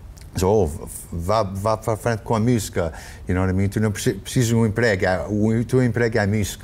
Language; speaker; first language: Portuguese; early bilingual, heritage; English